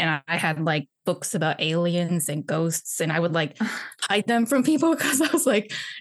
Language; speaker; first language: English; early bilingual, other home language; Chinese